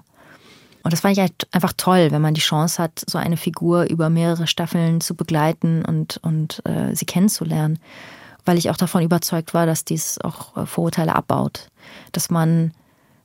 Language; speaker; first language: German; early bilingual, other home language; Persian